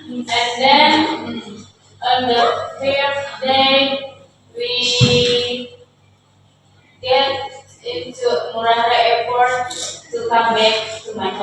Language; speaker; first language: English; non-native, learner; Indonesian